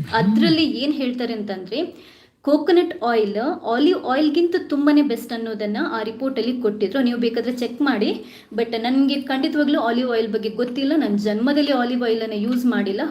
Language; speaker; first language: Kannada; native; Kannada